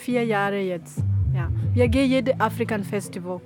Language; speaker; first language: German; non-native, learner; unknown